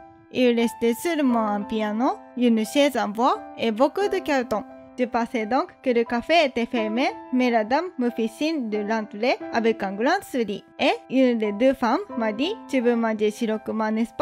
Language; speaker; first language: French; non-native, fluent; Japanese